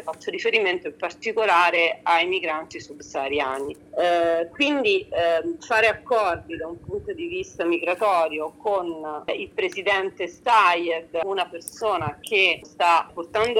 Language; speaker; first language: Italian; native; Italian